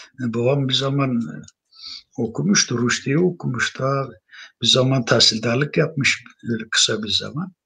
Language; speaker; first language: Turkish; non-native, local second language; Zaza